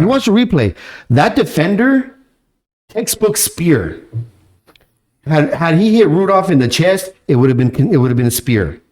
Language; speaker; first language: English; native; English